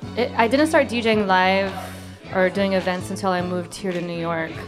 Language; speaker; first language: English; native; English